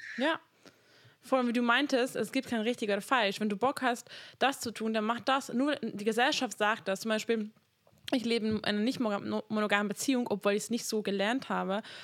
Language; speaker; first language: German; non-native, fluent; Hungarian